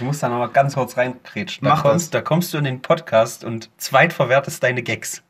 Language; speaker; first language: German; native; German